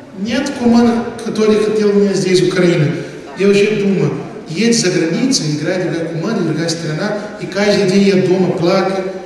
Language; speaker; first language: Russian; non-native, learner; Portuguese